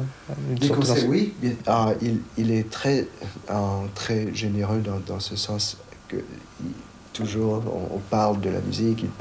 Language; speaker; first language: French; non-native, fluent; Chinese